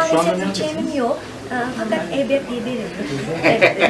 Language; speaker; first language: Turkish; non-native, learner; Indonesian